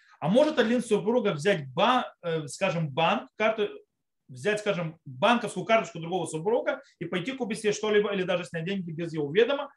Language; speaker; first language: Russian; early bilingual, heritage; Russian